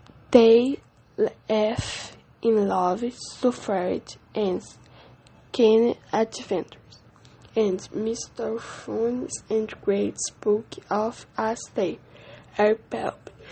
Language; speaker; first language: English; non-native, learner; Portuguese